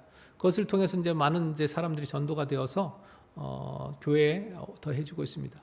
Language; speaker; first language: Korean; native; Korean